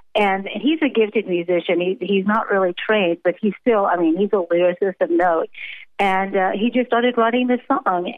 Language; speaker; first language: English; native; English